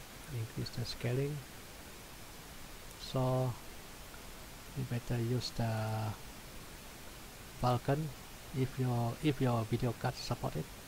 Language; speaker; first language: English; non-native, local second language; Malay